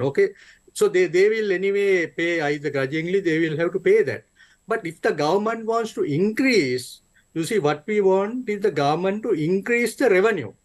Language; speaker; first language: English; non-native, local second language; Sinhala